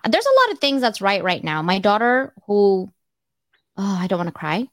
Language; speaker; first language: English; early bilingual, other home language; Cebuano